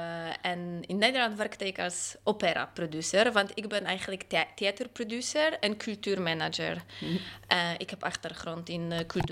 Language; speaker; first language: Dutch; non-native, fluent; Polish